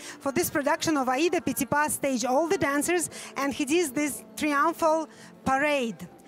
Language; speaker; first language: English; non-native, fluent; Russian